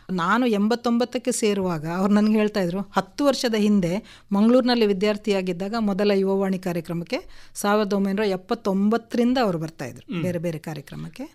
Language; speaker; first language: Kannada; non-native, local second language; Konkani